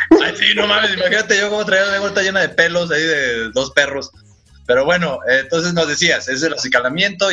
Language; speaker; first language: Spanish; native; Spanish